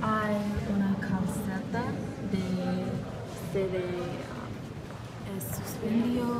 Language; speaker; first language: Spanish; non-native, learner; English